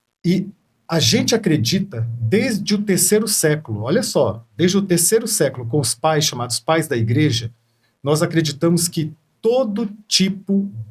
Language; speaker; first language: Portuguese; native; Portuguese